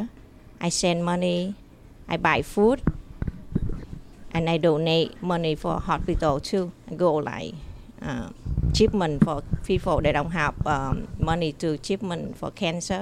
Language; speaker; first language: English; non-native, learner; Vietnamese